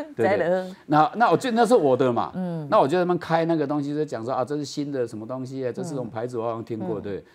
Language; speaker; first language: Chinese; non-native, local second language; Min Nan Chinese